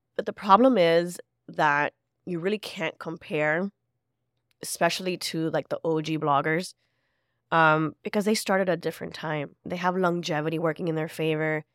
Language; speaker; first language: English; early bilingual, other home language; Spanish